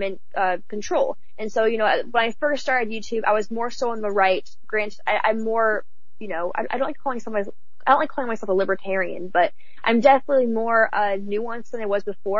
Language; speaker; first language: English; native; English